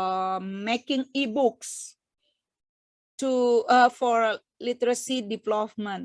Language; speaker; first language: English; non-native, fluent; Indonesian